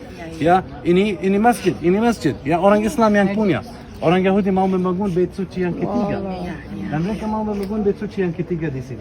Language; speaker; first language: Indonesian; non-native, fluent; Arabic